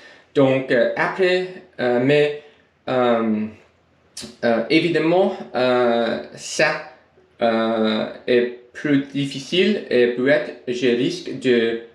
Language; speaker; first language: French; non-native, learner; English